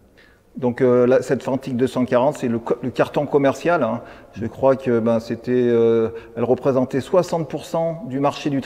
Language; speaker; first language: French; native; French